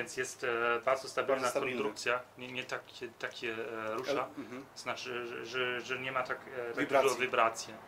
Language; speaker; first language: Polish; early bilingual, heritage; Polish